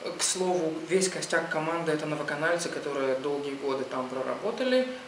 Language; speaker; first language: Russian; native; Russian